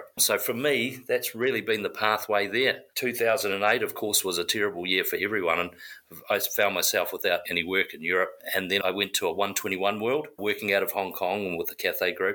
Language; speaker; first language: English; native; English